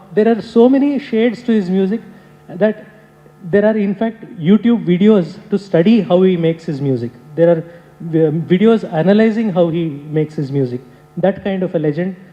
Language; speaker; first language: English; non-native, local second language; Kannada